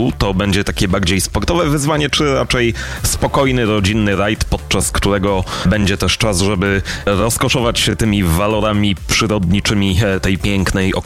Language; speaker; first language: Polish; native; Polish